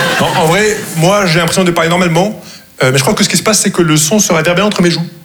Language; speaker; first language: French; non-native, local second language; Arabic